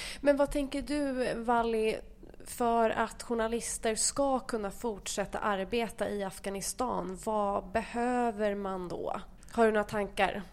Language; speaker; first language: Swedish; native; Swedish